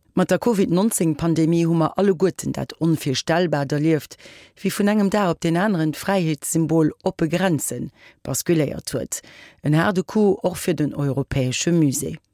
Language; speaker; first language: Luxembourgish; native; Luxembourgish